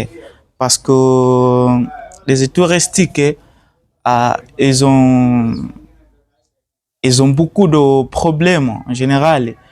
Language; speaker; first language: French; non-native, learner; Swahili